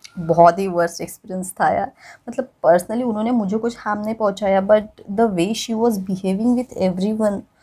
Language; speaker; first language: Hindi; non-native, local second language; Marathi